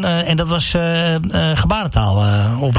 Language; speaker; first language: Dutch; native; Dutch